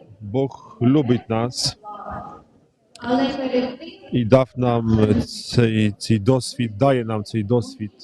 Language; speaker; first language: Ukrainian; non-native, fluent; Polish